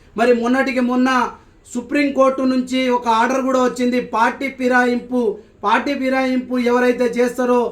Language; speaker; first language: Telugu; non-native, local second language; Lambadi